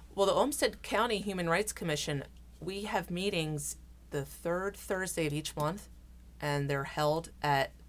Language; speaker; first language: English; native; English